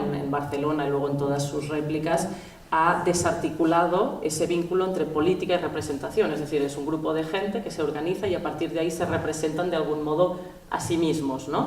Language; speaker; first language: Spanish; non-native, local second language; Catalan